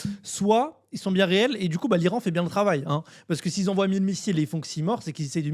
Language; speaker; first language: French; native; French